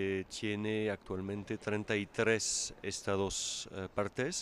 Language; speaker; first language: Spanish; non-native, fluent; French